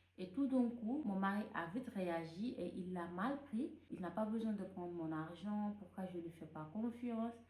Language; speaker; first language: French; non-native, local second language; Wolof